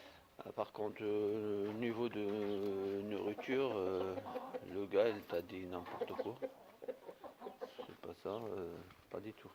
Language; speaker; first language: French; non-native, fluent; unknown